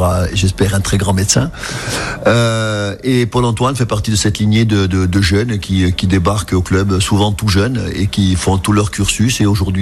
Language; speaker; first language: French; native; French